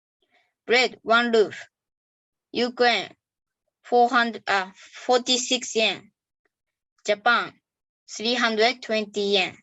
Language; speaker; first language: English; non-native, learner; Japanese